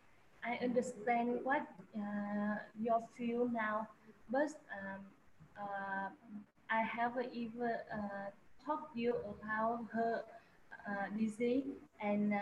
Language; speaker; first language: English; non-native, learner; Vietnamese